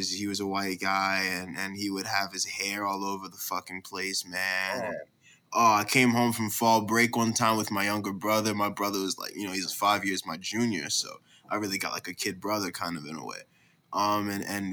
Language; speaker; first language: English; native; English